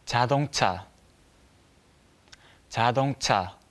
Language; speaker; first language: Korean; non-native, learner; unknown